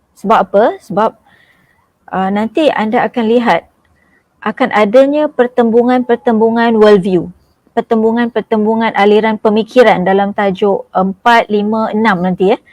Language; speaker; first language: Malay; native; Malay